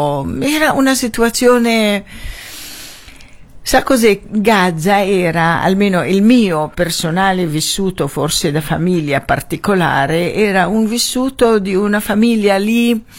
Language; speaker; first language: Italian; non-native, fluent; Arabic